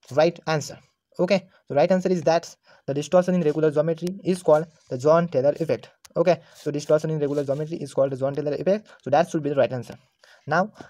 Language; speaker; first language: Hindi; non-native, local second language; Marathi